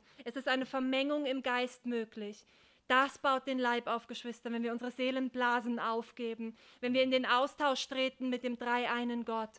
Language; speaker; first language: German; native; German